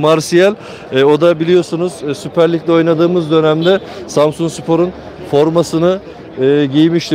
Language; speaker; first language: Turkish; native; Turkish